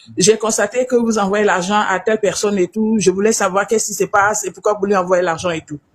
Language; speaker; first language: French; non-native, local second language; Wolof